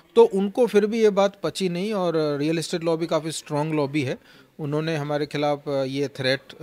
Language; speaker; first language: Hindi; native; Hindi